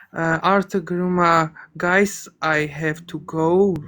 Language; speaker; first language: English; non-native, learner; Armenian